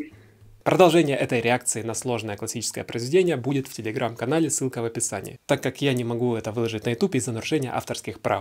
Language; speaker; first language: Russian; native; Russian